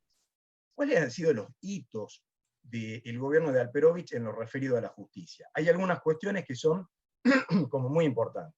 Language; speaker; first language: Spanish; native; Spanish